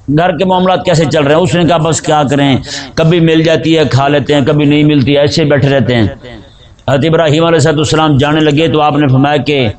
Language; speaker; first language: Urdu; non-native, local second language; Punjabi